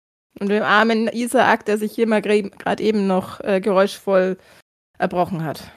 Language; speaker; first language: German; native; German